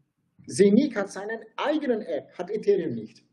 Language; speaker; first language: German; non-native, fluent; Turkish